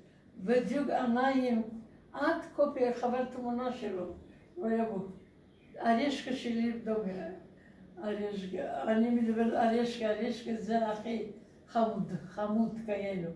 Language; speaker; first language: Hebrew; non-native, learner; Russian